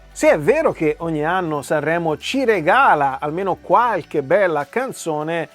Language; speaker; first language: Italian; native; Italian